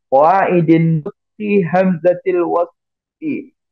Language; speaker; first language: Arabic; non-native, fluent; Indonesian